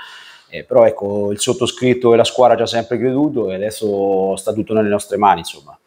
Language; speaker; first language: Italian; native; Italian